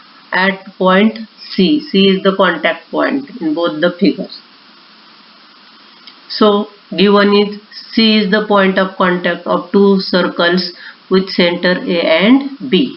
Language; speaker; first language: English; non-native, local second language; Marathi